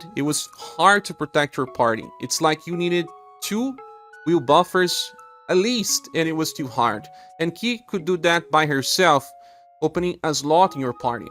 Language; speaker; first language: English; non-native, fluent; Portuguese